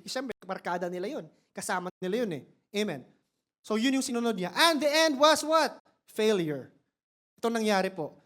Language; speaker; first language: Filipino; non-native, local second language; Cebuano